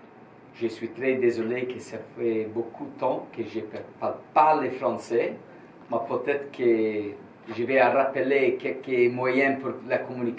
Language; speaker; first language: French; non-native, learner; Italian